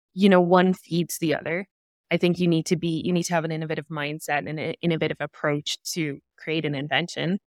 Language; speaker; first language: English; native; English